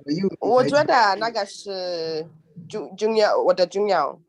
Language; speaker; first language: Chinese; non-native, learner; Swahili